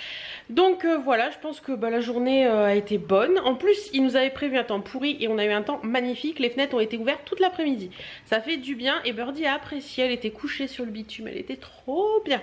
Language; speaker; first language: French; native; French